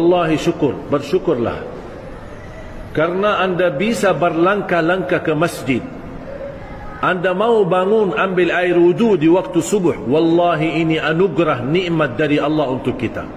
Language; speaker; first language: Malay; non-native, fluent; Arabic